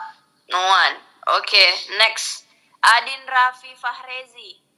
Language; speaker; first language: English; non-native, local second language; Indonesian